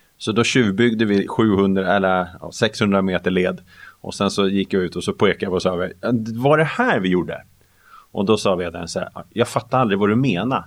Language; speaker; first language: Swedish; native; Swedish